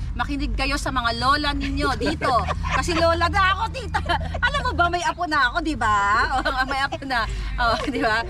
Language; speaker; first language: Filipino; native; Filipino